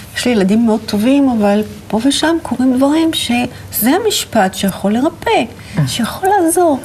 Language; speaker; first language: Hebrew; native; Hebrew